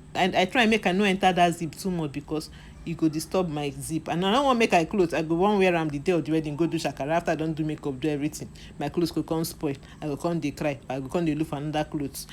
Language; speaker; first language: Nigerian Pidgin; non-native, local second language; Igbo